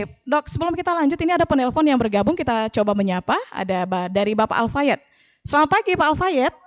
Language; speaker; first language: Indonesian; native; Indonesian